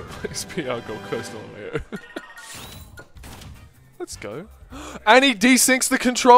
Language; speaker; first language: English; native; English